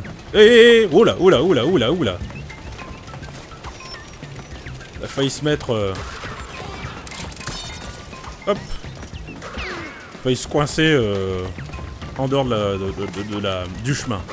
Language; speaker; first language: French; native; French